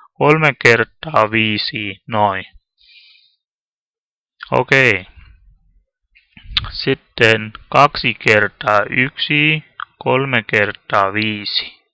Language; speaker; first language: Finnish; non-native, learner; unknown